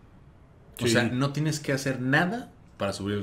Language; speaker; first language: Spanish; native; Spanish